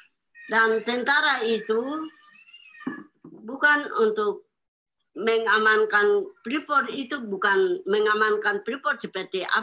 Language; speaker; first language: Indonesian; non-native, local second language; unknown